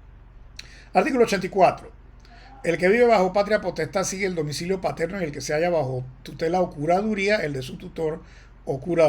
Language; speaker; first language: Spanish; native; Spanish